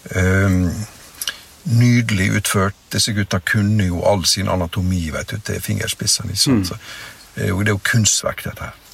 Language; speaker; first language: Norwegian; native; Norwegian